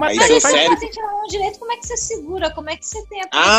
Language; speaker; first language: Portuguese; native; Portuguese